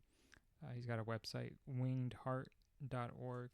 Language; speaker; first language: English; native; English